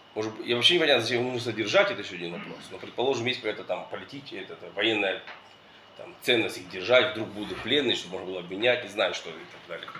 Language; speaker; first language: Russian; early bilingual, heritage; Russian